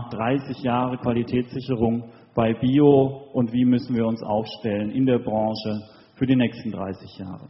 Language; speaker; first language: German; native; German